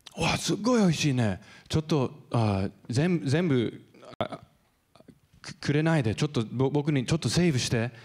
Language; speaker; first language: Japanese; non-native, learner; English